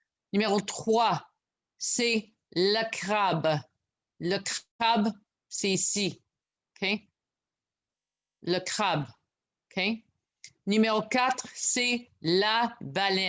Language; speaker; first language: French; non-native, local second language; English